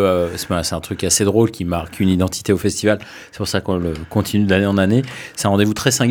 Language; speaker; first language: French; native; French